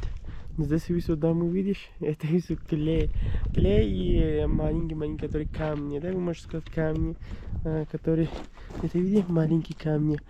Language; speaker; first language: Russian; non-native, learner; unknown